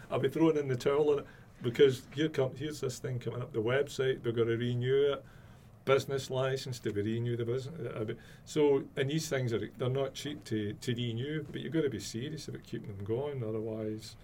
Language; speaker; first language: English; native; English